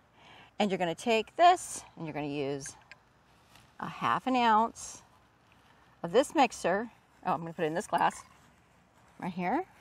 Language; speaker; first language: English; native; English